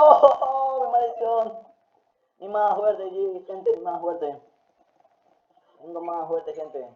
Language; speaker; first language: Spanish; native; Spanish